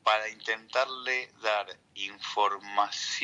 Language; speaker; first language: Spanish; native; Spanish